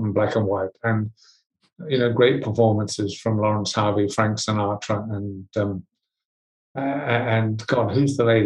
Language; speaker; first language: English; native; English